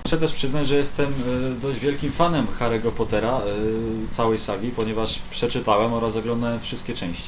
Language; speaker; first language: Polish; native; Polish